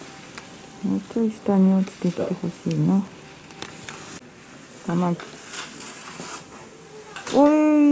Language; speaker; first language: Japanese; native; Japanese